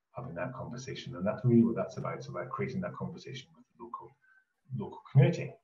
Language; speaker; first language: English; native; English